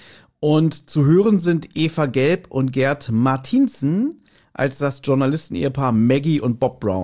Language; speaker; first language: German; native; German